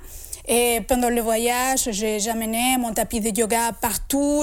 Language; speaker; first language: French; non-native, fluent; Spanish